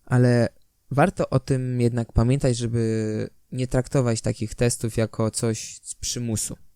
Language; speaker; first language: Polish; native; Polish